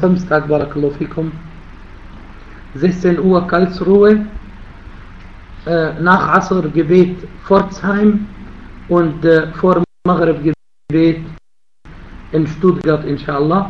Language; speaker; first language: German; non-native, fluent; Arabic